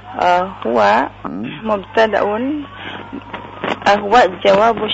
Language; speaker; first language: Arabic; non-native, learner; Indonesian